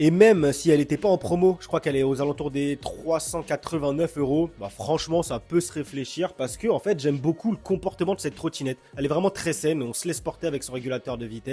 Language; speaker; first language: French; native; French